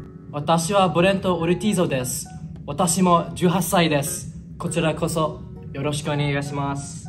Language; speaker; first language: Japanese; non-native, learner; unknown